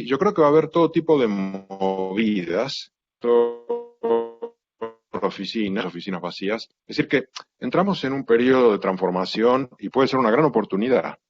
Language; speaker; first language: Spanish; native; Spanish